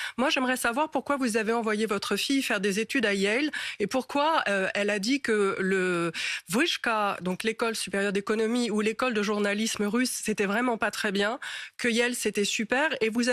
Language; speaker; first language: French; native; French